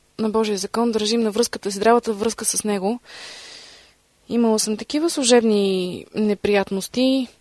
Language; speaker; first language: Bulgarian; native; Bulgarian